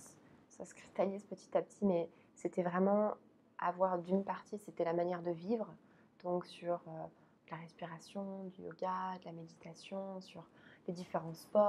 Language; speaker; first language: French; native; French